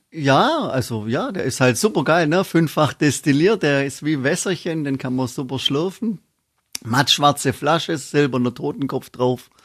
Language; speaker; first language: German; native; German